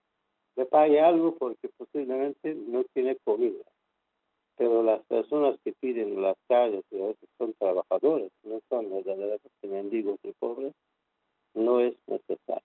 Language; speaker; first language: Spanish; non-native, fluent; Persian